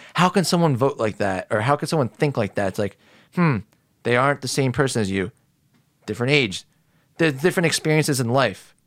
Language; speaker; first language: English; native; English